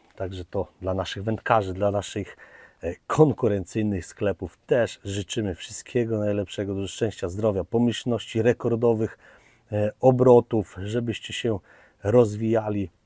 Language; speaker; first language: Polish; native; Polish